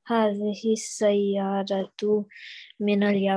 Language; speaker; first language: Arabic; non-native, learner; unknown